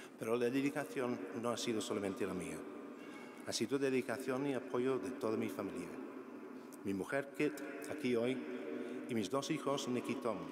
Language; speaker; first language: Spanish; non-native, fluent; English